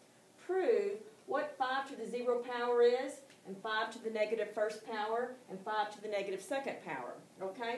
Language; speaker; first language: English; native; English